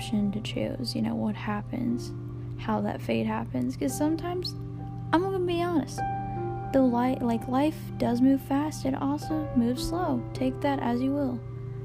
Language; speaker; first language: English; native; English